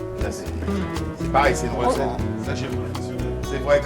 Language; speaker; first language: French; native; French